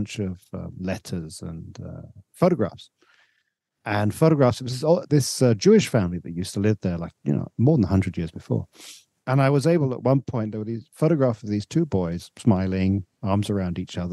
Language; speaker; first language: English; native; English